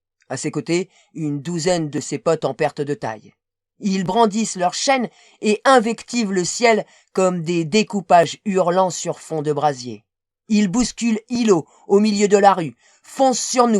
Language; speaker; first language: French; native; French